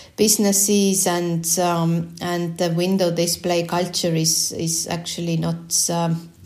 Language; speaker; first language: English; non-native, fluent; Estonian